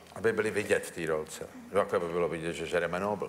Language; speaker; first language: Czech; native; Czech